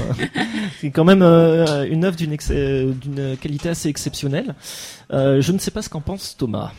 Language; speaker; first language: French; native; French